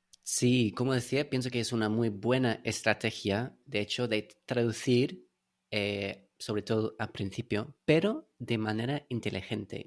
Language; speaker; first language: Spanish; non-native, fluent; English